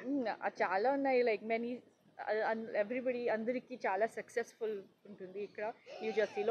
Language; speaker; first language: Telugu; non-native, learner; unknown